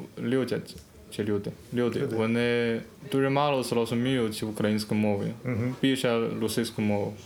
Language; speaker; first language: Ukrainian; non-native, learner; Chinese